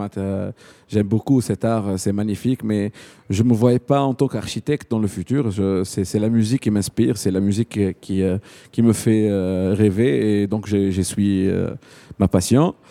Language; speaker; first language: French; non-native, local second language; Arabic